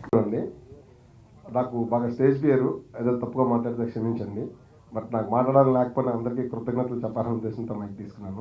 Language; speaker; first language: Telugu; native; Telugu